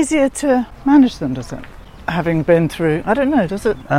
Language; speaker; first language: English; native; English